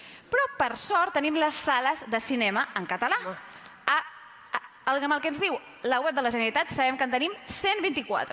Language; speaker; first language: Catalan; native; Catalan